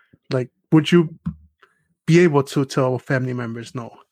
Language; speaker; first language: English; early bilingual, other home language; Spanish